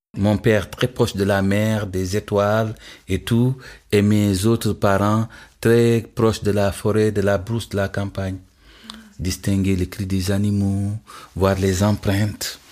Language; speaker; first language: French; non-native, local second language; Wolof